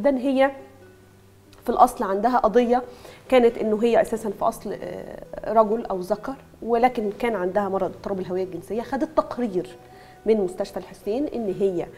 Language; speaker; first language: Arabic; native; Arabic